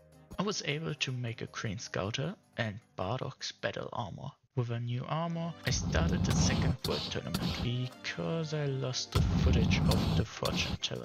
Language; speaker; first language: English; non-native, fluent; German